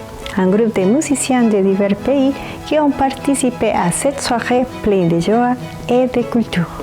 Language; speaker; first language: French; native; French